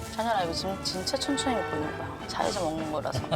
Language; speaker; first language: Korean; native; Korean